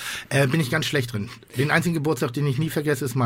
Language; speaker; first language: German; native; German